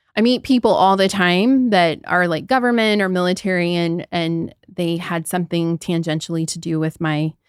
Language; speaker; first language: English; native; English